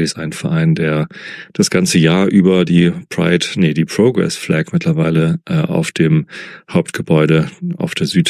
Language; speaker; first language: German; native; German